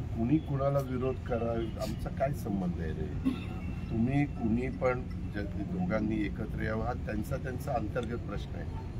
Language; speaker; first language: Marathi; native; Marathi